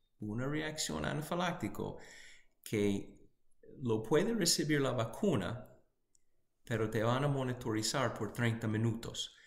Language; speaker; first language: Spanish; non-native, fluent; English